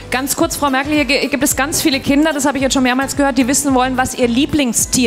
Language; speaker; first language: German; native; German